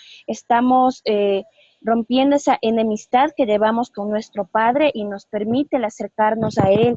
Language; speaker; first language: Spanish; native; Spanish